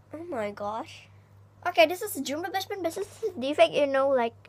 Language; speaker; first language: English; non-native, learner; Indonesian